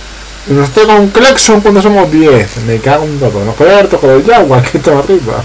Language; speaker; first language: Spanish; native; Spanish